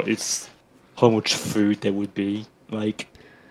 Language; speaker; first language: English; non-native, fluent; French